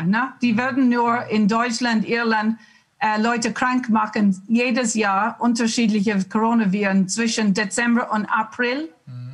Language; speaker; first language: German; non-native, learner; English